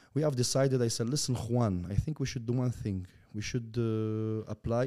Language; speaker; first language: English; non-native, fluent; Russian